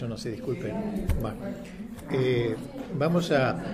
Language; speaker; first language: Spanish; native; Spanish